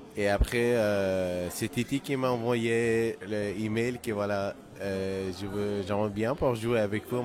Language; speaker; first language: French; non-native, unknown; Persian